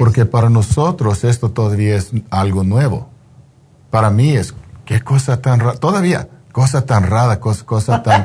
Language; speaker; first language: Spanish; non-native, fluent; English